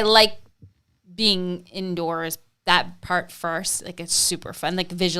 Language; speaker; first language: English; native; English